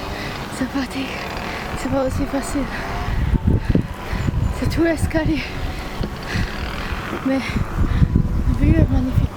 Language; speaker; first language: French; non-native, learner; Chinese